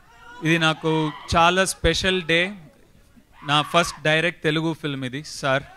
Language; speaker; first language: Telugu; non-native, learner; Tamil